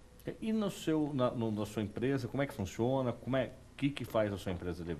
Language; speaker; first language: Portuguese; native; Portuguese